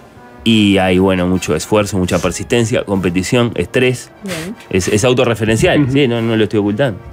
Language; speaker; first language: Spanish; native; Spanish